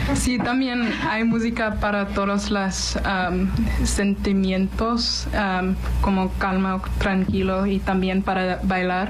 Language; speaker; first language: Spanish; non-native, learner; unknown